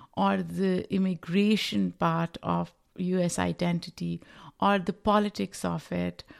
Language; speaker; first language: English; non-native, local second language; Urdu